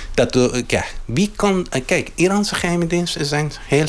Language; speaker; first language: Dutch; non-native, learner; Arabic